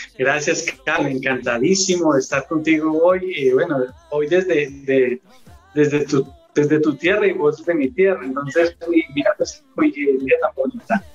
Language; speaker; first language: Spanish; native; Spanish